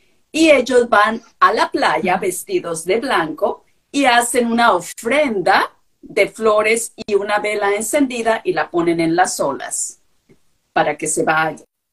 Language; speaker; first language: Spanish; native; Spanish